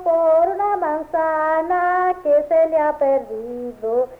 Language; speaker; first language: Spanish; native; Spanish